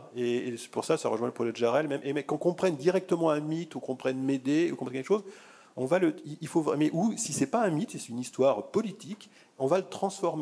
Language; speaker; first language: French; native; French